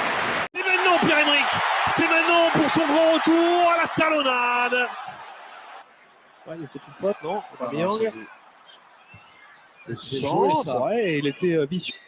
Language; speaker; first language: French; native; French